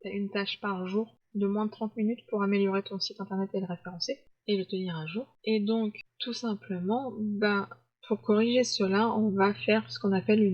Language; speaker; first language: French; native; French